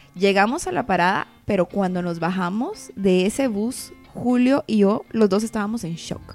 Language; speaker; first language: Spanish; native; Spanish